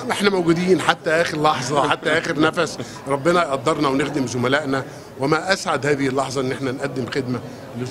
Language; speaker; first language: Arabic; native; Arabic